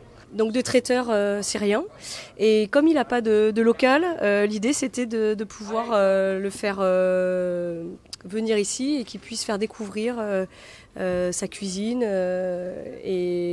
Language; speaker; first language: French; native; French